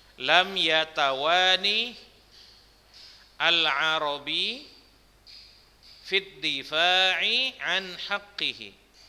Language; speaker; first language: Arabic; non-native, fluent; Indonesian